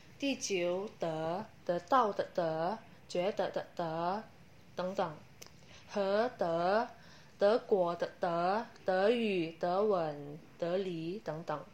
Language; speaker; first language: Chinese; non-native, learner; Indonesian